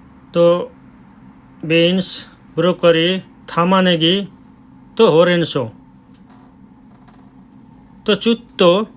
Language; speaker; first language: Japanese; non-native, learner; Nepali